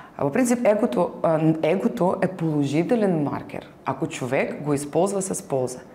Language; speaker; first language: Bulgarian; non-native, fluent; Ukrainian